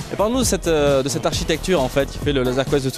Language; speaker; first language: French; native; French